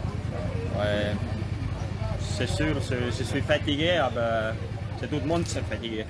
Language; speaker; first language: French; non-native, learner; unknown